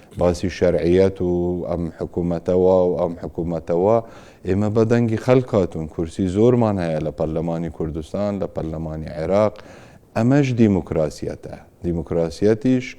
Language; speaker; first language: Central Kurdish; non-native, local second language; Kurdish